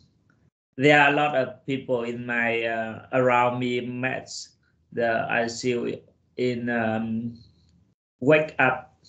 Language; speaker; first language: English; non-native, learner; Vietnamese